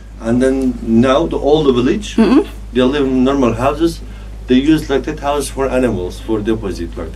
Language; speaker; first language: English; non-native, learner; Turkish